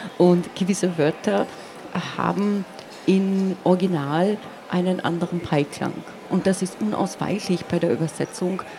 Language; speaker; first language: German; non-native, local second language; Slovenian